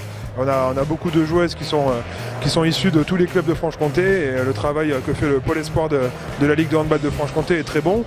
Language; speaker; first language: French; native; French